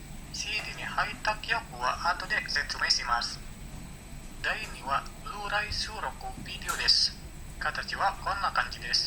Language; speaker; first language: Japanese; non-native, learner; Indonesian